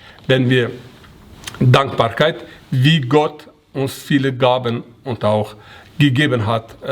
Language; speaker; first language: German; non-native, learner; Persian